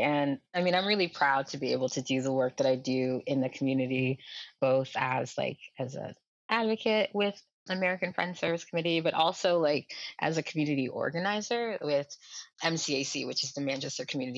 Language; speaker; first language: English; early bilingual, other home language; Lingala